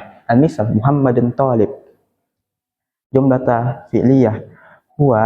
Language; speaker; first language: Arabic; non-native, learner; Indonesian